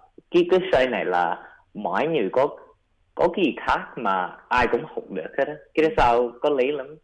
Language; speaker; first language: Vietnamese; early bilingual, heritage; Vietnamese